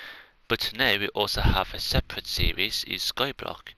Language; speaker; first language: English; native; English